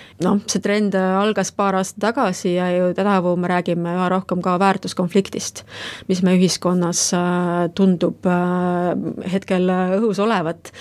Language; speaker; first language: Estonian; native; Estonian